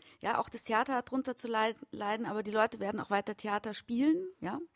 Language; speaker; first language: German; native; German